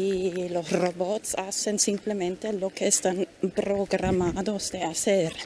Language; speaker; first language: Spanish; non-native, fluent; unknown